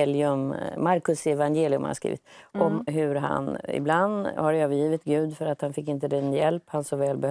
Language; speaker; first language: Swedish; native; Swedish